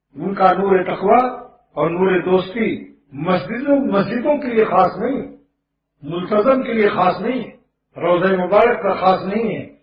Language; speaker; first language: Urdu; native; Urdu